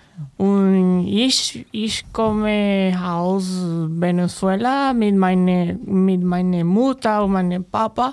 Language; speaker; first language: German; non-native, learner; Spanish